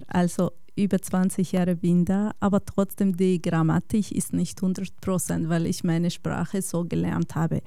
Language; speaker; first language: German; non-native, fluent; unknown